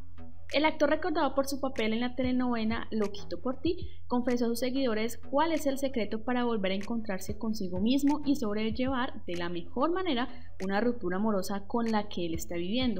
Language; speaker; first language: Spanish; native; Spanish